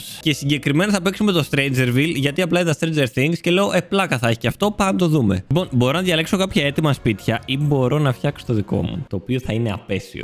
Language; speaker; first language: Greek; native; Greek